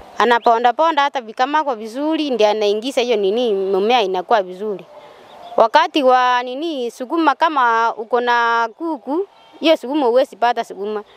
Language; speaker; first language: Swahili; non-native, local second language; Gusii